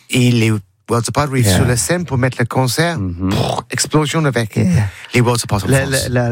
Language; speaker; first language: French; non-native, learner; English